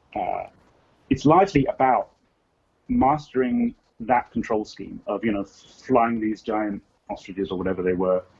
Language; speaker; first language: English; native; English